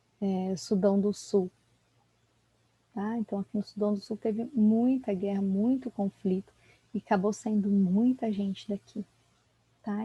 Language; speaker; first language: Portuguese; native; Portuguese